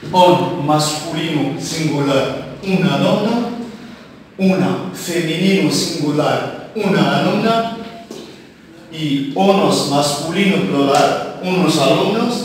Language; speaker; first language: Spanish; non-native, fluent; Arabic